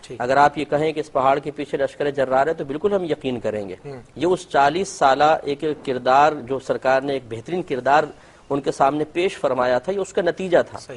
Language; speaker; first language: Urdu; native; Urdu